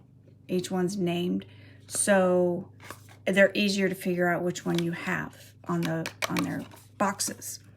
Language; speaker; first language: English; native; English